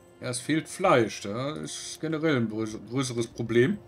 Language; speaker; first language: German; native; German